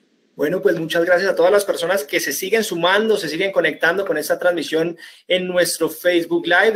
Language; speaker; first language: Spanish; native; Spanish